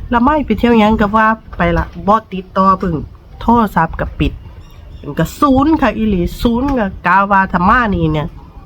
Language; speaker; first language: Thai; native; Thai